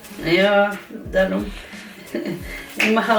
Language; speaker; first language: German; non-native, learner; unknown